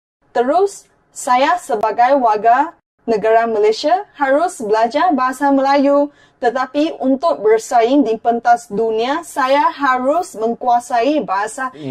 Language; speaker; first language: Indonesian; non-native, fluent; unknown